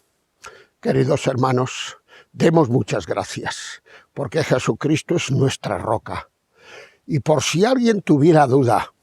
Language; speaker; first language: Spanish; native; Spanish